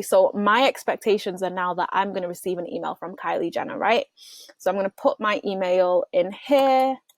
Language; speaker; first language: English; native; English